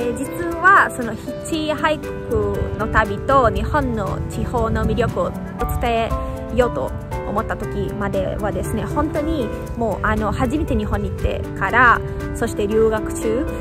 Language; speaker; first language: Japanese; non-native, fluent; Italian